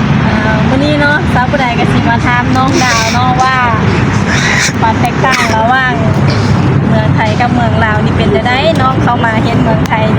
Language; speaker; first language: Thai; non-native, local second language; Northeastern Thai